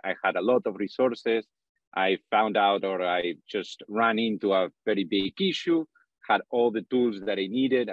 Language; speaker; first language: English; non-native, fluent; Spanish